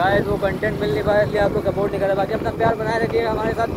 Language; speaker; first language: Hindi; native; Hindi